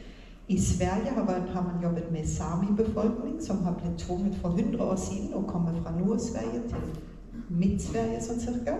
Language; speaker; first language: Norwegian; non-native, fluent; German